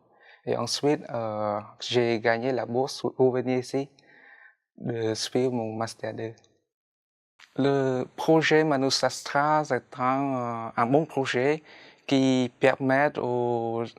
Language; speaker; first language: French; non-native, fluent; Khmer